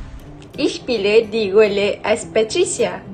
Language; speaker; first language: German; non-native, learner; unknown